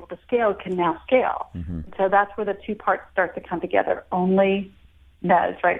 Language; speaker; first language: English; native; English